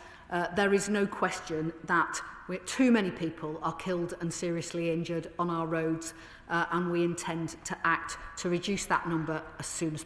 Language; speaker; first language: English; native; English